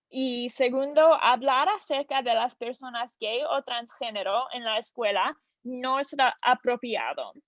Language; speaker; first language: Spanish; non-native, learner; English